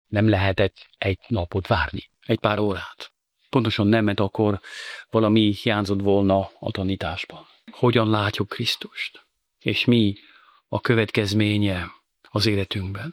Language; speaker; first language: Hungarian; non-native, fluent; French